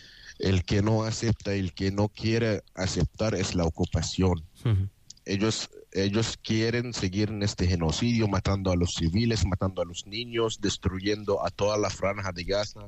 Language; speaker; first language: Spanish; non-native, fluent; Arabic